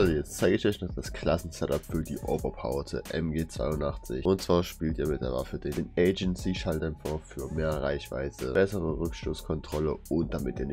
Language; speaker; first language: German; native; German